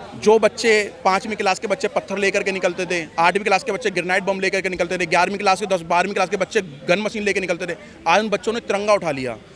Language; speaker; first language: Hindi; native; Hindi